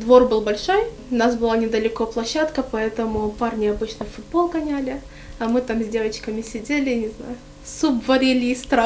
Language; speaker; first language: Russian; early bilingual, other home language; Arabic